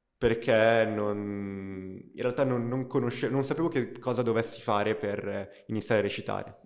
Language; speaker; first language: Italian; early bilingual, other home language; Russian